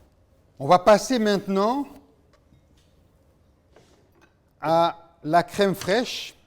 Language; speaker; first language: French; native; French